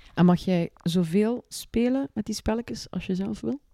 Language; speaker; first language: Dutch; native; Dutch